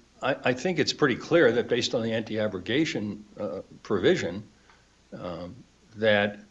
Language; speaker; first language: English; native; English